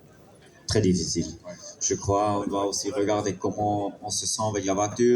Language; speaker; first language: French; non-native, fluent; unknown